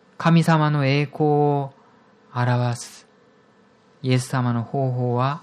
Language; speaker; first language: Japanese; non-native, fluent; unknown